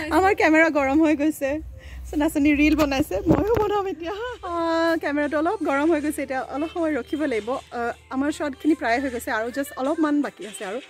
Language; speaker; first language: Assamese; native; Assamese